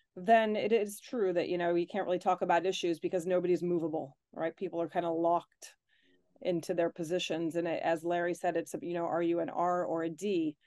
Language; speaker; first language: English; native; English